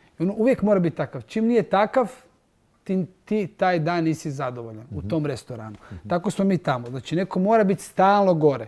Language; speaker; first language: Croatian; native; Croatian